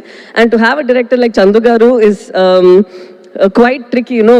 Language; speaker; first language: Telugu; non-native, local second language; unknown